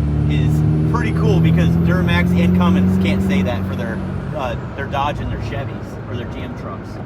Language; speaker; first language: English; native; English